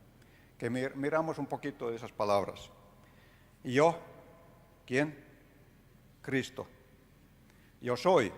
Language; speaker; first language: Spanish; non-native, fluent; Finnish